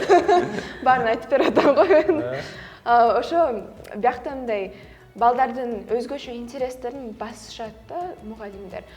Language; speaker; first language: Kyrgyz; early bilingual, heritage; Kyrgyz